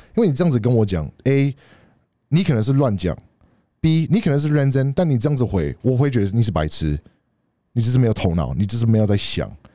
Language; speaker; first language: Chinese; native; Chinese